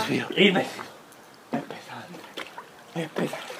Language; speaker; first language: Italian; native; Italian